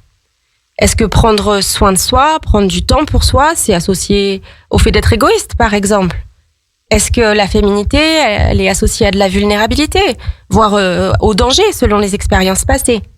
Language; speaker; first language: French; native; French